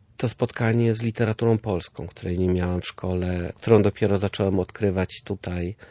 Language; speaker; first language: Polish; early bilingual, heritage; Polish